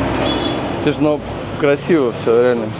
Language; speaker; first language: Russian; native; Russian